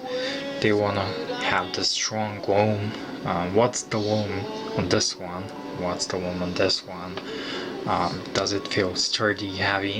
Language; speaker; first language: English; non-native, fluent; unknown